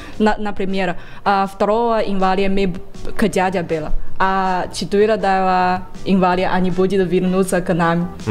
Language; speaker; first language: Russian; non-native, learner; Chinese